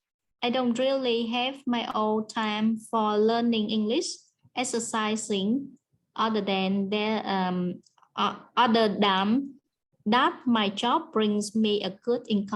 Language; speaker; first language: English; non-native, learner; Vietnamese